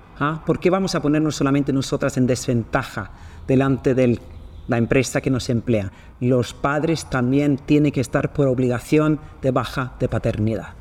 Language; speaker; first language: Spanish; non-native, fluent; Swedish